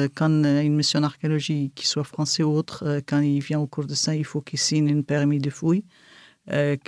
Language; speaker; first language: French; non-native, fluent; Kurdish